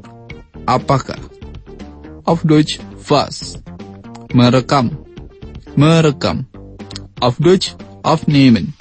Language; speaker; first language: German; non-native, fluent; Indonesian